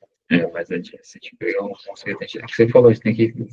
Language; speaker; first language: Portuguese; native; Portuguese